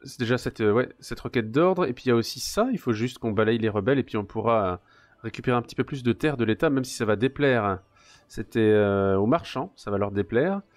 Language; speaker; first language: French; native; French